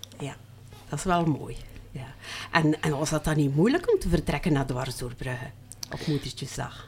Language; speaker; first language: Dutch; native; Dutch